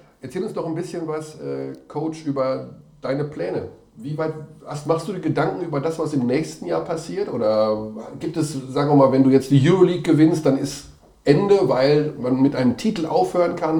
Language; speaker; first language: German; native; German